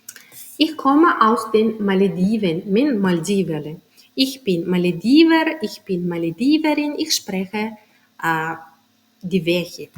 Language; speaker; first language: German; non-native, fluent; Turkmen